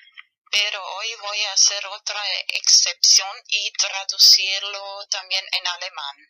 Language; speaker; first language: Spanish; non-native, fluent; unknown